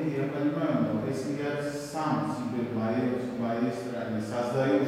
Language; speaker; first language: Russian; non-native, learner; Bulgarian